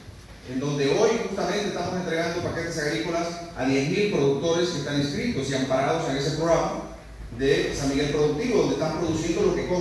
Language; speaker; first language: Spanish; native; Spanish